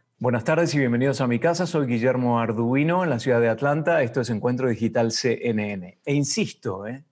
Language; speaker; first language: Spanish; native; Spanish